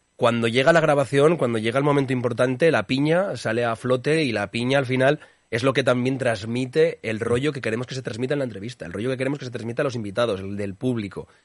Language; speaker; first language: Spanish; native; Spanish